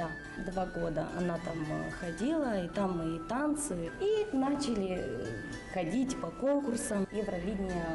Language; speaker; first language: Russian; non-native, local second language; Romanian